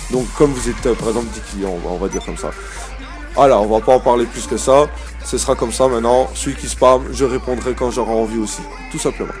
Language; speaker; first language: French; native; French